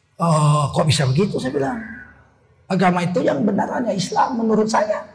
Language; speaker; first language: Indonesian; native; Indonesian